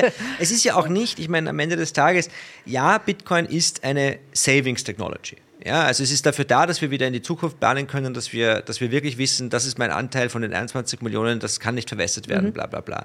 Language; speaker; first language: German; native; German